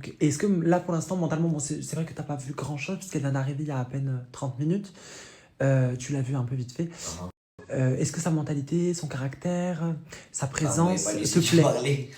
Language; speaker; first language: French; native; French